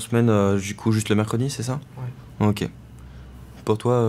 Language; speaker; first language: French; native; French